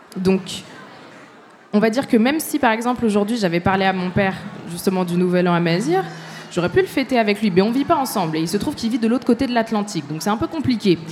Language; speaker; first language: French; early bilingual, other home language; Arabic